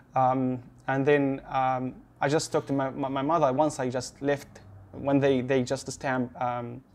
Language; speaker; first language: English; non-native, learner; Arabic